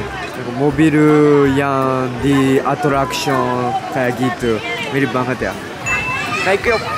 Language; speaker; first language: Indonesian; non-native, learner; Japanese